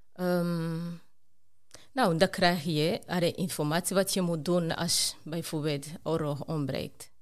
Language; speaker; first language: Dutch; non-native, fluent; Rundi